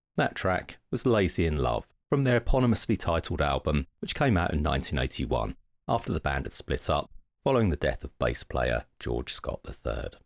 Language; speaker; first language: English; native; English